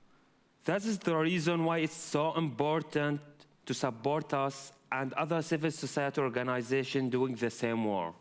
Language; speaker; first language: English; non-native, fluent; Arabic